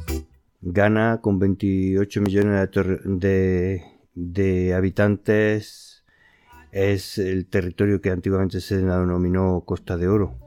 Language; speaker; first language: Spanish; native; Spanish